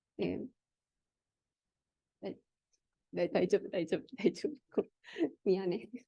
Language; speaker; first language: Korean; non-native, learner; Japanese